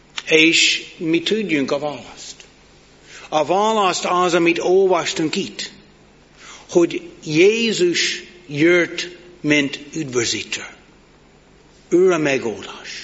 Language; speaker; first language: Hungarian; non-native, learner; English